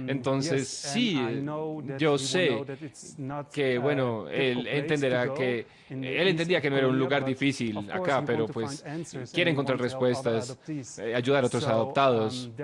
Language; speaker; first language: Spanish; non-native, fluent; Dutch